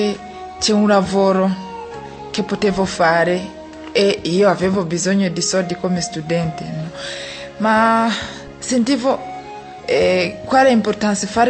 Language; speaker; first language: Italian; non-native, fluent; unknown